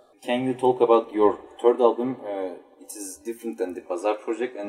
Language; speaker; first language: English; non-native, fluent; Turkish